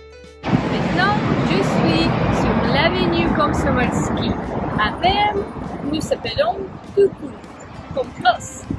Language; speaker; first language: French; non-native, learner; Russian